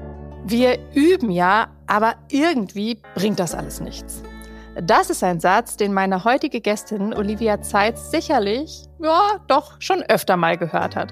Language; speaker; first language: German; native; German